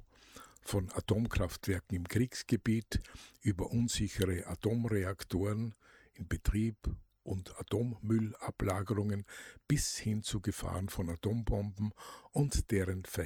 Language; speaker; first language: German; native; German